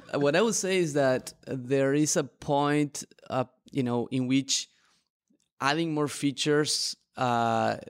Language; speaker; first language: English; non-native, fluent; Spanish